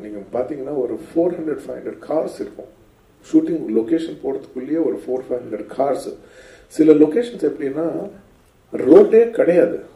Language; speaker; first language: Tamil; non-native, local second language; Telugu